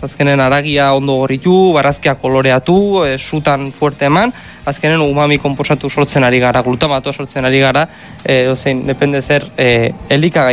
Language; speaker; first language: Basque; native; Basque